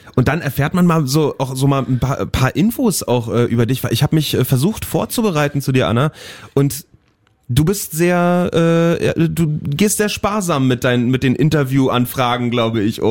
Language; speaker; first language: German; native; German